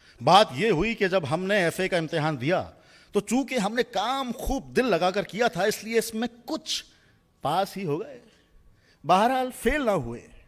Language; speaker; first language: Urdu; native; Urdu